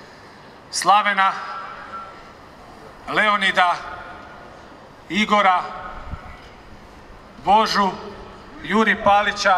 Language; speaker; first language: Russian; non-native, fluent; Serbian